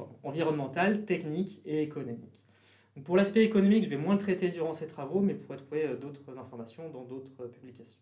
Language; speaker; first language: French; native; French